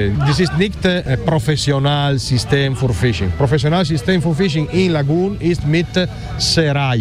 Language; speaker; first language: German; non-native, learner; Italian